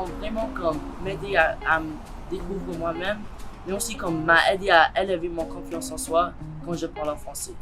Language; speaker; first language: French; non-native, local second language; English